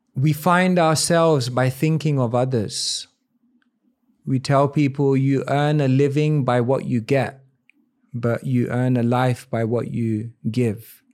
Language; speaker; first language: English; native; English